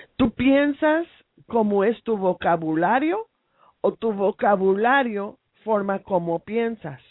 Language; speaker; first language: Spanish; non-native, fluent; English